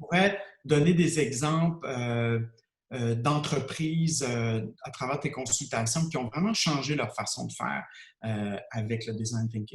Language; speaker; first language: French; native; French